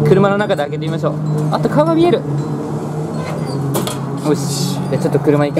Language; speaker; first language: Japanese; native; Japanese